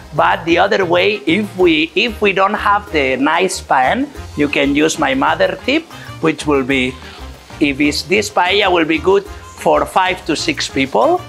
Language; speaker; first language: English; non-native, fluent; Catalan